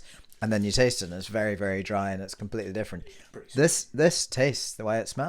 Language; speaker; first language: English; native; English